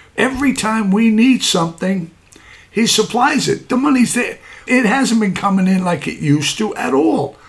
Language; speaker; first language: English; native; English